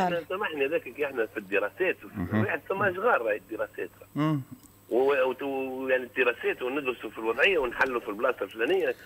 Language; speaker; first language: Arabic; native; Arabic